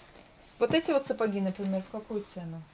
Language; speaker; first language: Russian; native; Russian